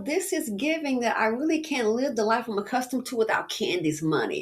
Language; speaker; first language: English; native; English